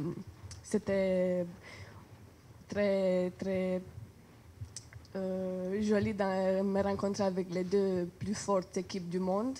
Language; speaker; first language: French; non-native, learner; Romanian